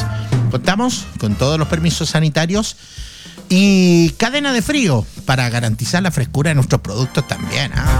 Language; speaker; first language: Spanish; native; Spanish